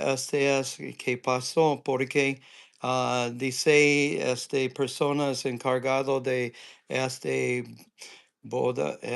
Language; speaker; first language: Spanish; non-native, learner; English